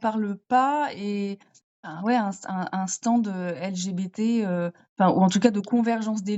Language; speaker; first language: French; native; French